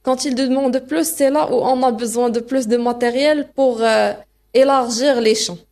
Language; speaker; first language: French; non-native, local second language; Arabic